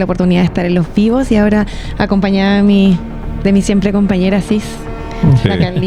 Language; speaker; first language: Spanish; native; Spanish